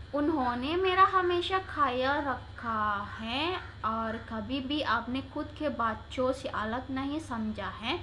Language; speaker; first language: Hindi; non-native, learner; Indonesian